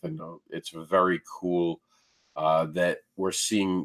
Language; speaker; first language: English; native; English